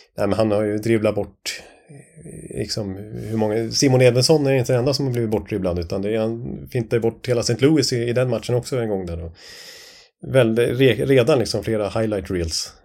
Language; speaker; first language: Swedish; native; Swedish